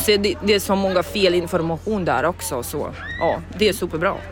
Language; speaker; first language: Swedish; non-native, learner; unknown